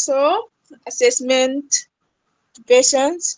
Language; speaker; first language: English; non-native, learner; Arabic